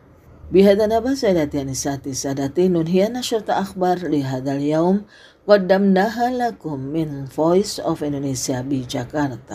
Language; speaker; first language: Arabic; non-native, fluent; Indonesian